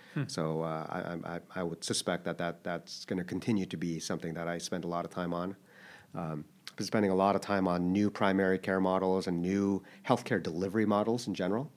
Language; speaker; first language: English; early bilingual, other home language; Korean